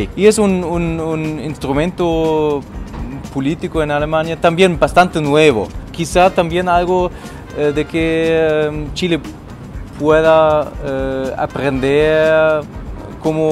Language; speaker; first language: Spanish; non-native, fluent; German